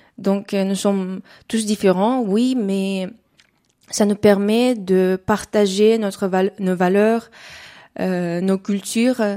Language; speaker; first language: French; non-native, fluent; Uzbek